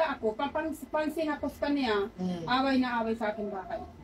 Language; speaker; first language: Filipino; non-native, learner; Punjabi